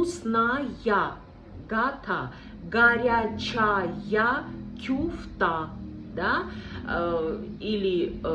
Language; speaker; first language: Russian; non-native, fluent; Armenian